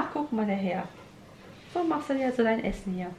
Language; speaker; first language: German; native; German